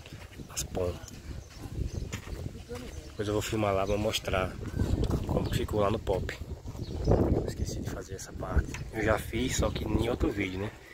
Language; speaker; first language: Portuguese; native; Portuguese